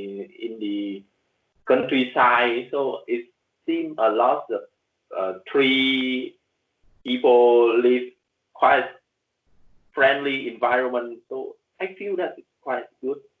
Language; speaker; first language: English; non-native, learner; Vietnamese